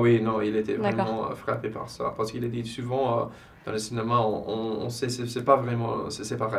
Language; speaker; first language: French; non-native, fluent; English